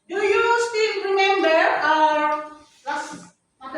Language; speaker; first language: English; non-native, fluent; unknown